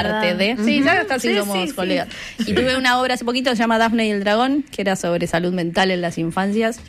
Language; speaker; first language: Spanish; native; Spanish